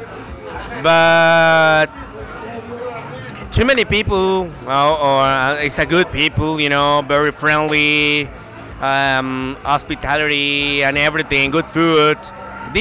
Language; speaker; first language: English; non-native, learner; Spanish